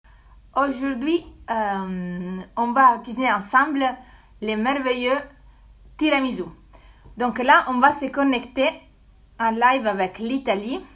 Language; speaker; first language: French; non-native, fluent; Italian